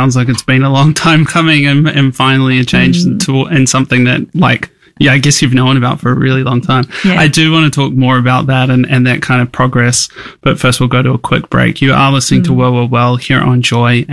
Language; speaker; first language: English; native; English